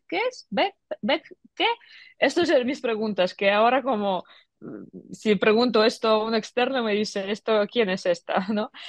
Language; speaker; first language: Spanish; non-native, fluent; Ukrainian